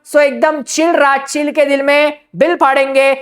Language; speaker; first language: Hindi; non-native, local second language; Marathi